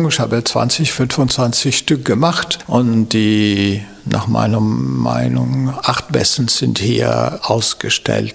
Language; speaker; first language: German; non-native, fluent; French